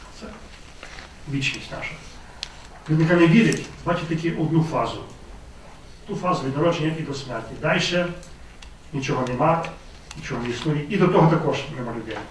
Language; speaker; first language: Ukrainian; native; Ukrainian